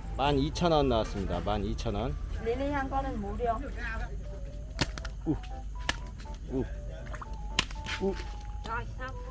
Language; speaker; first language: Korean; native; Korean